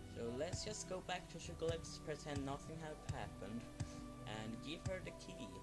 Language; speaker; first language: English; non-native, fluent; Swedish